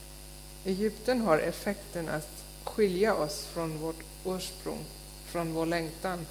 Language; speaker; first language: Swedish; non-native, fluent; German